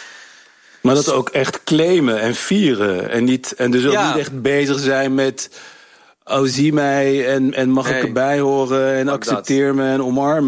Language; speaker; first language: Dutch; early bilingual, other home language; Turkish